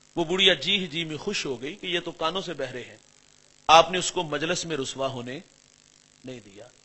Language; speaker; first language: Urdu; non-native, local second language; Punjabi